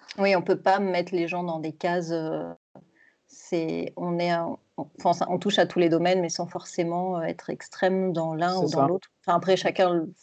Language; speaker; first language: French; native; French